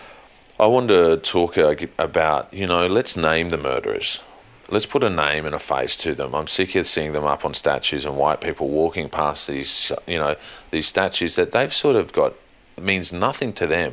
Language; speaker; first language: English; native; English